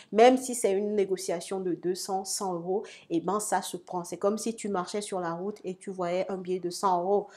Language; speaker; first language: French; native; French